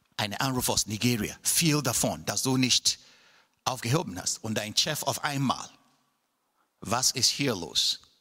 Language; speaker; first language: German; non-native, fluent; Igbo